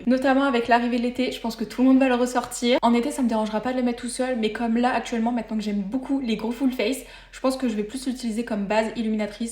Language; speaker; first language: French; native; French